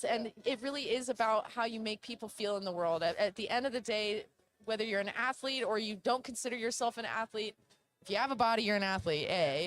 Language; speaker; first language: English; native; English